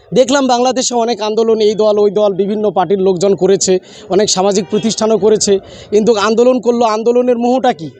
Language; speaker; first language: Bangla; native; Bangla